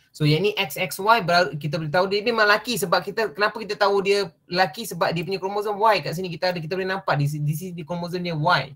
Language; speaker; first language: Malay; non-native, local second language; Tamil